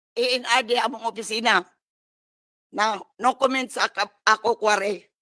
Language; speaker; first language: Filipino; non-native, local second language; Cebuano